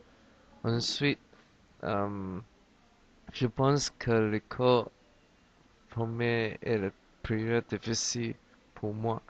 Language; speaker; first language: French; non-native, learner; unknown